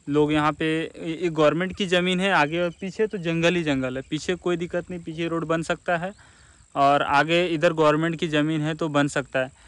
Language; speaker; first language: Hindi; native; Hindi